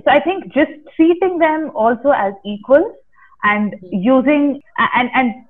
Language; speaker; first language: English; non-native, local second language; Kannada